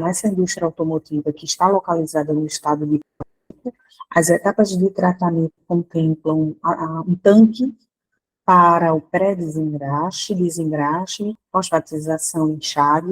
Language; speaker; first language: Portuguese; native; Portuguese